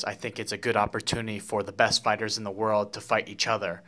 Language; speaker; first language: English; native; English